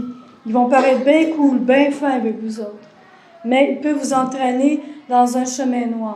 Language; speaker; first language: French; native; French